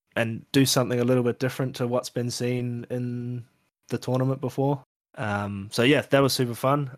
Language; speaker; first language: English; native; English